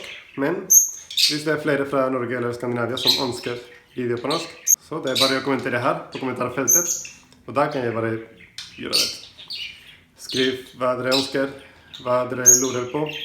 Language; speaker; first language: Norwegian; non-native, learner; Spanish